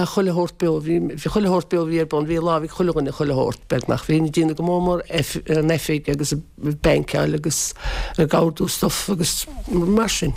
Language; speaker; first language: Irish; native; Irish